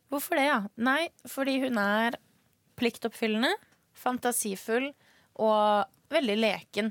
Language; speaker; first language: Norwegian; early bilingual, other home language; Swedish